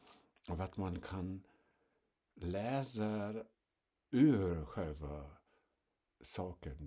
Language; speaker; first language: Swedish; non-native, fluent; German